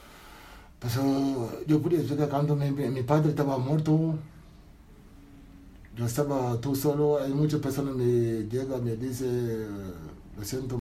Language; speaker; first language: Spanish; non-native, learner; Wolof